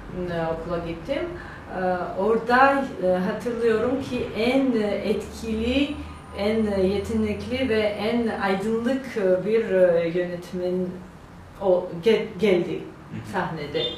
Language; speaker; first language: Turkish; non-native, learner; Georgian